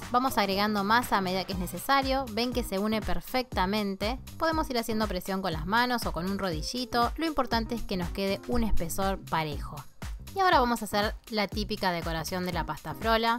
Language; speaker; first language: Spanish; native; Spanish